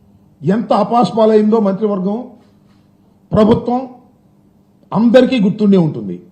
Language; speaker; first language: Telugu; native; Telugu